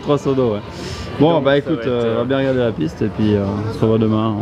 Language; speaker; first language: French; native; French